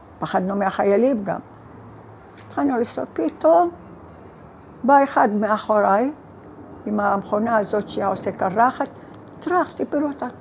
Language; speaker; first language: Hebrew; non-native, fluent; Arabic